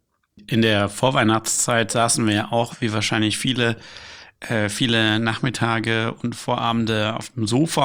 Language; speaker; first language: German; native; German